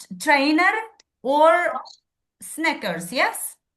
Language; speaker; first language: English; non-native, fluent; Kazakh